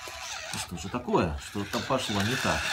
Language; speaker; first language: Russian; native; Russian